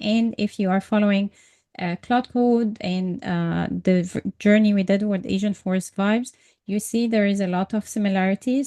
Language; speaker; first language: English; non-native, fluent; Arabic